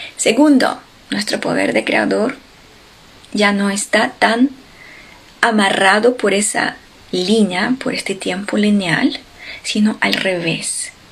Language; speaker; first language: Spanish; non-native, fluent; Ukrainian